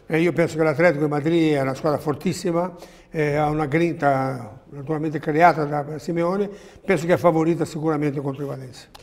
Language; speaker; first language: Italian; non-native, fluent; Portuguese